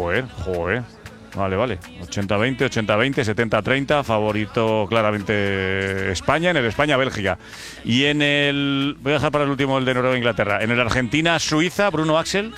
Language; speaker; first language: Spanish; native; Spanish